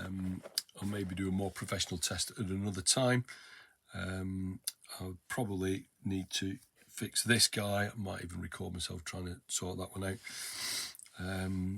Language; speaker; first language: English; native; English